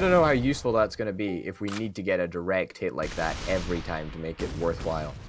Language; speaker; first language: English; native; English